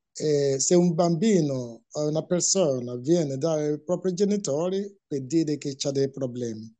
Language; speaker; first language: Italian; non-native, fluent; Igbo